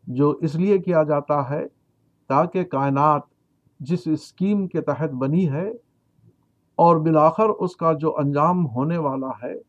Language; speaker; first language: Urdu; native; Urdu